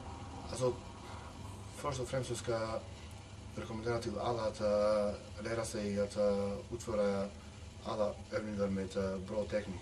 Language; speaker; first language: Swedish; non-native, fluent; Macedonian